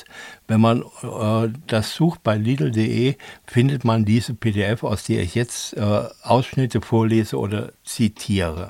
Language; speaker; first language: German; native; German